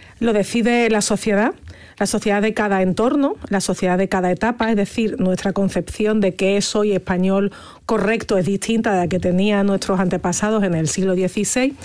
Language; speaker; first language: Spanish; native; Spanish